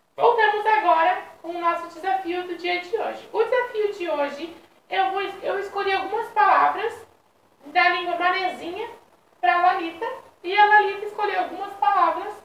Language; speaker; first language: Portuguese; native; Portuguese